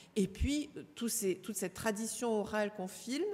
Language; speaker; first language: French; native; French